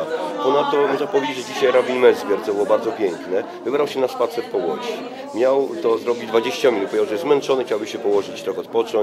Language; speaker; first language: Polish; native; Polish